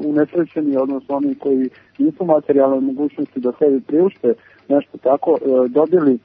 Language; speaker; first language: Serbian; native; Serbian